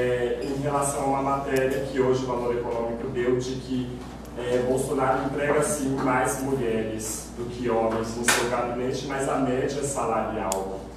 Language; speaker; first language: Portuguese; native; Portuguese